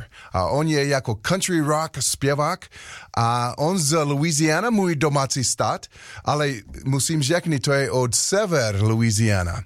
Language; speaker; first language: Czech; non-native, learner; English